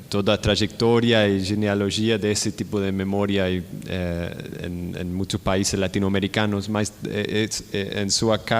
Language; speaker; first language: Portuguese; non-native, learner; Spanish